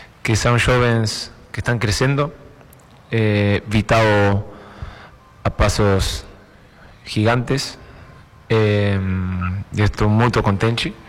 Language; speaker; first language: Portuguese; non-native, fluent; Spanish